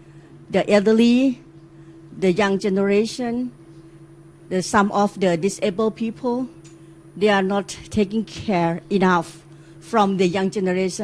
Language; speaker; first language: English; non-native, learner; Thai